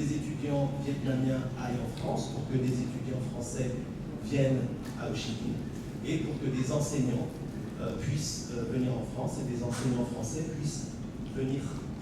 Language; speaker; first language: French; native; French